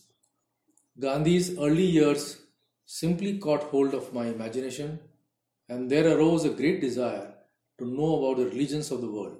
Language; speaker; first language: English; non-native, local second language; Hindi